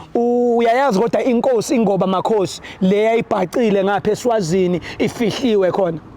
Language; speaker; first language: Zulu; native; Zulu